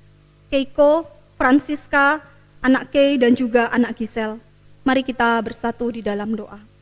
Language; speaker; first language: Indonesian; native; Indonesian